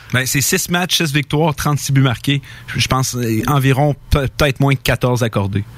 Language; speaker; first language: French; native; French